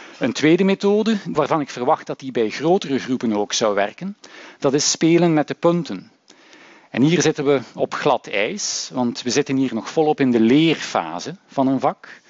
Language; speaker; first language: Dutch; native; Dutch